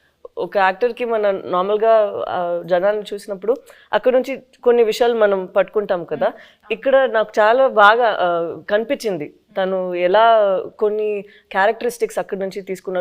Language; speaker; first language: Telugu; non-native, fluent; Tamil